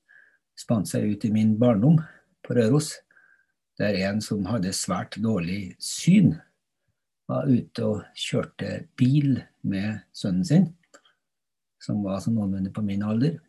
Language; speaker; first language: Norwegian; native; Norwegian